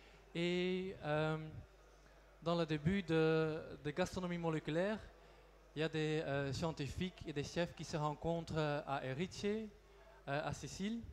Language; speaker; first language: French; non-native, local second language; Dutch